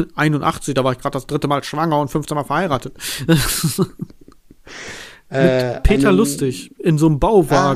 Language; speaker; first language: German; native; German